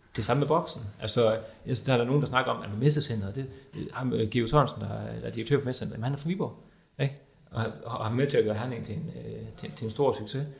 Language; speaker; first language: Danish; native; Danish